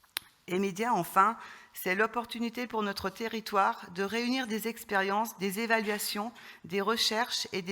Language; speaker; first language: French; native; French